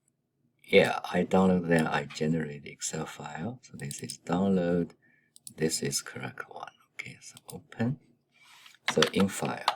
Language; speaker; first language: English; non-native, fluent; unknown